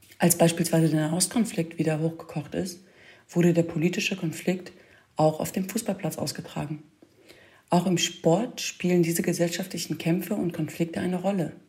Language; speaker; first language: German; early bilingual, other home language; Kurdish